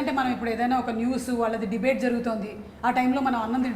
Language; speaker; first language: Telugu; native; Telugu